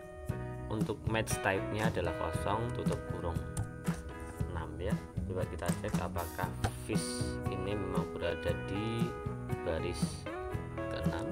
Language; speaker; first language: Indonesian; native; Indonesian